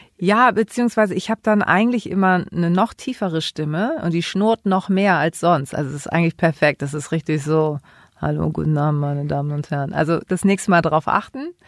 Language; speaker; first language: German; early bilingual, other home language; Greek